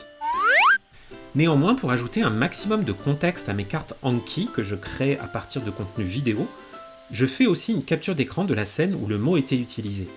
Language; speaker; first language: French; native; French